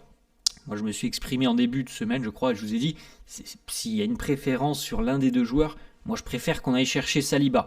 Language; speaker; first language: French; native; French